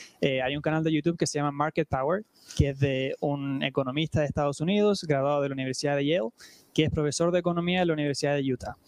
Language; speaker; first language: Spanish; native; Spanish